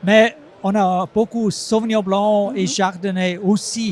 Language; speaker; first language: French; non-native, local second language; German